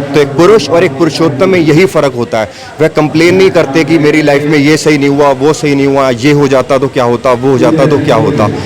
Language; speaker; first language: Hindi; native; Hindi